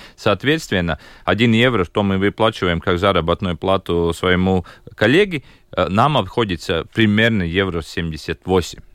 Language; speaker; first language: Russian; non-native, local second language; Latvian